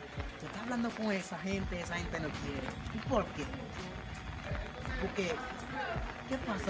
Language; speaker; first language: Spanish; non-native, learner; Haitian Creole